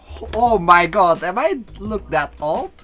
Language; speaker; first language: English; non-native, learner; Indonesian